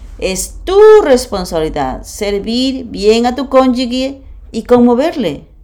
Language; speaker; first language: Spanish; non-native, fluent; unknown